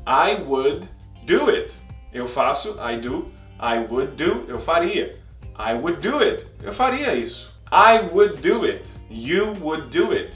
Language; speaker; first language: English; non-native, fluent; Portuguese